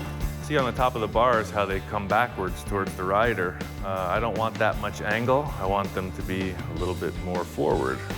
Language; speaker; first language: English; native; English